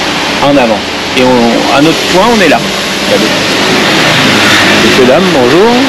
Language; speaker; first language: French; native; French